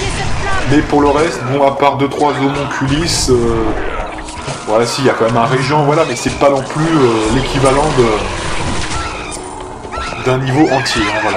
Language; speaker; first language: French; native; French